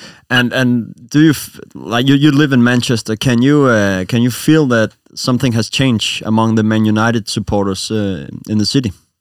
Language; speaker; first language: English; non-native, fluent; Danish